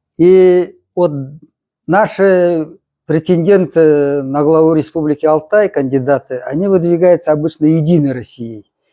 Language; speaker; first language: Russian; non-native, local second language; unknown